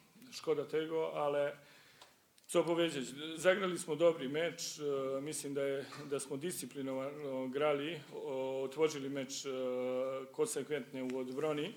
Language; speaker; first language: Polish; non-native, learner; Serbian